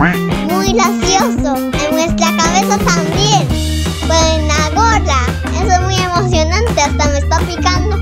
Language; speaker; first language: Spanish; early bilingual, heritage; Spanish